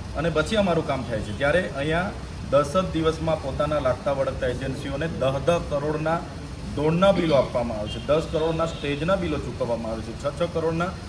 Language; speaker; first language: Gujarati; non-native, local second language; Vasavi